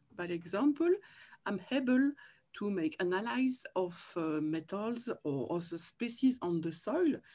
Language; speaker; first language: English; non-native, learner; French